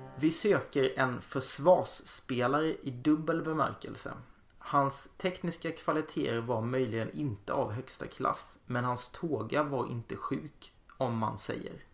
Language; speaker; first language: Swedish; native; Swedish